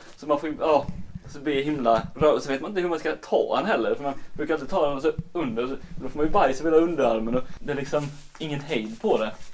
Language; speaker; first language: Swedish; native; Swedish